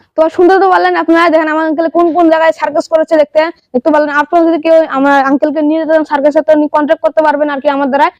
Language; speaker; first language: Bangla; native; Bangla